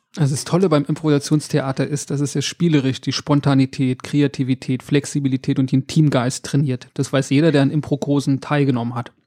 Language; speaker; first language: German; native; German